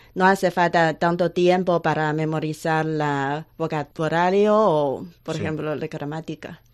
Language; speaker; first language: Spanish; non-native, learner; Chinese